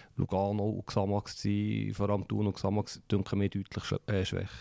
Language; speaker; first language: German; native; German